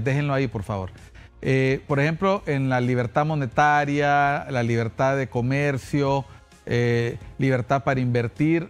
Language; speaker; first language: Spanish; native; Spanish